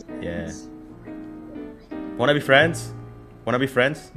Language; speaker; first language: English; non-native, fluent; Indonesian